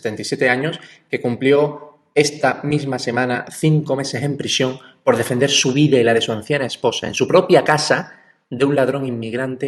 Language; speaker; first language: Spanish; native; Spanish